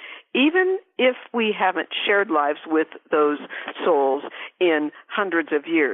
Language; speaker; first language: English; native; English